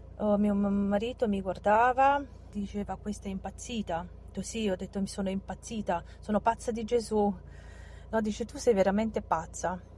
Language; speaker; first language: Italian; non-native, fluent; Romanian